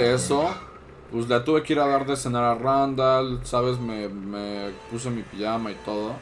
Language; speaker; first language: Spanish; native; Spanish